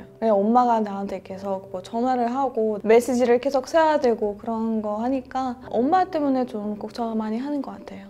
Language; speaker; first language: Korean; non-native, fluent; Russian